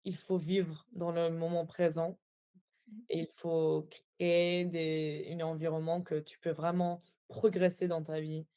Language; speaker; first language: French; non-native, fluent; Persian